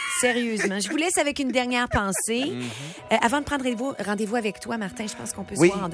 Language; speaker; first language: French; native; French